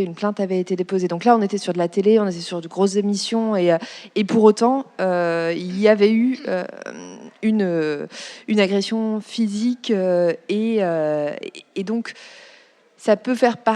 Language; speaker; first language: French; native; French